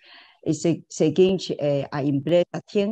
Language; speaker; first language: Portuguese; non-native, fluent; Chinese